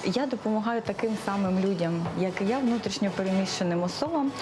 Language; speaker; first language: Ukrainian; native; Ukrainian